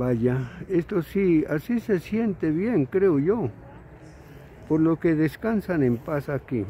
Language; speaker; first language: Spanish; native; Spanish